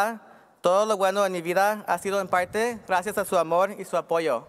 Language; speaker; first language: Spanish; early bilingual, heritage; Spanish